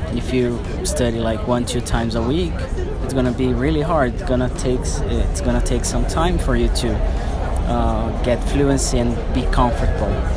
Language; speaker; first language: English; non-native, fluent; Portuguese